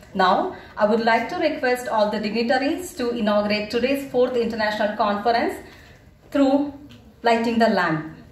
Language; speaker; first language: English; non-native, local second language; Kannada